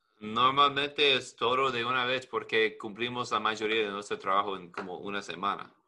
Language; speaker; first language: Spanish; non-native, learner; English